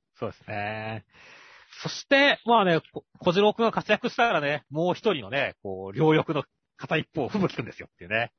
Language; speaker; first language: Japanese; native; Japanese